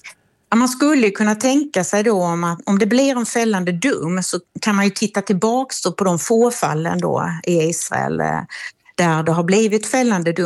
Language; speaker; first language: Swedish; native; Swedish